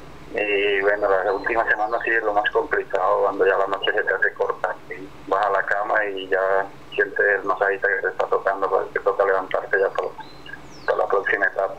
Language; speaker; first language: Spanish; native; Spanish